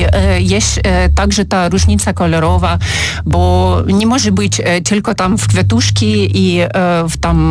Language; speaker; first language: Polish; non-native, fluent; Ukrainian